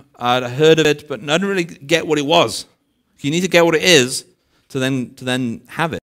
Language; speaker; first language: English; native; English